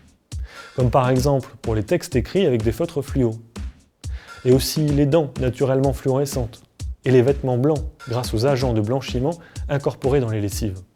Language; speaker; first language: French; native; French